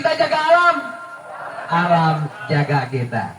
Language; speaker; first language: Indonesian; native; Indonesian